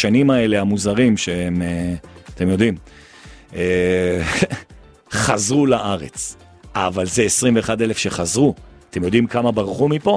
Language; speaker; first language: Hebrew; native; Hebrew